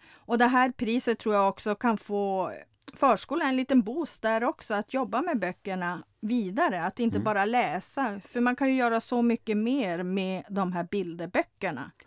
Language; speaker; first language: Swedish; native; Swedish